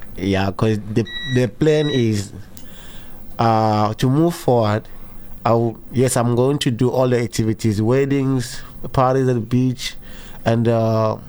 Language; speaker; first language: English; non-native, local second language; Zulu